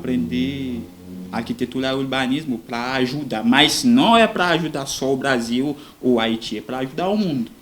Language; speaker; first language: Portuguese; non-native, learner; Haitian Creole